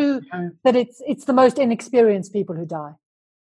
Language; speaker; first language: English; native; English